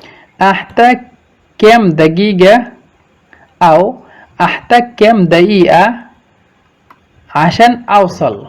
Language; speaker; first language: Arabic; non-native, fluent; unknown